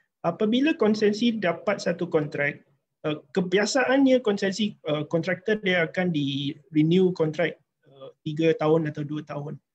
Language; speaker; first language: Malay; non-native, local second language; Chinese